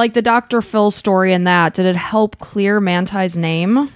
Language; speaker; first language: English; native; English